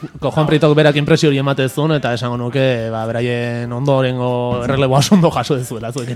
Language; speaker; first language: Basque; native; Basque